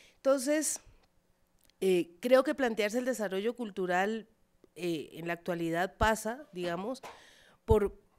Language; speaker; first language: Spanish; native; Spanish